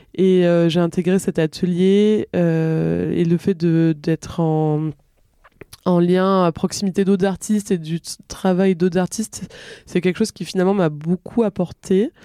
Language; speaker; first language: French; native; French